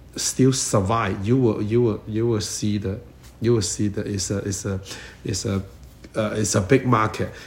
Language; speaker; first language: English; non-native, learner; Chinese